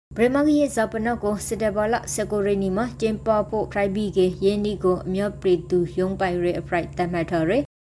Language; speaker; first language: Burmese; native; Burmese